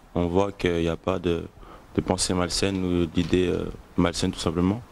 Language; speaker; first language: French; native; French